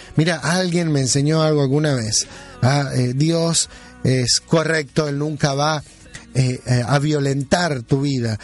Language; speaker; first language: Spanish; native; Spanish